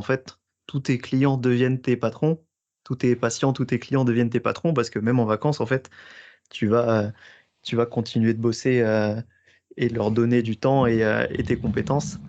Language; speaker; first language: French; native; French